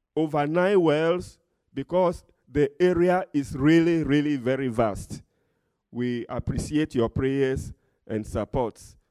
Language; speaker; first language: English; non-native, fluent; Ewe